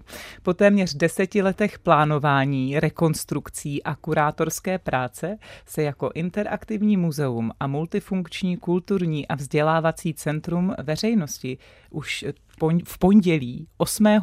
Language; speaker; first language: Czech; native; Czech